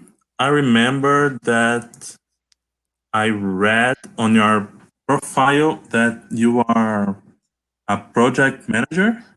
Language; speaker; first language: English; non-native, learner; Portuguese